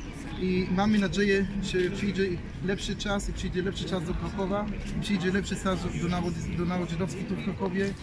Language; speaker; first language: Polish; non-native, learner; Hebrew